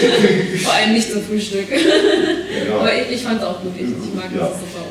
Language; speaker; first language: German; native; German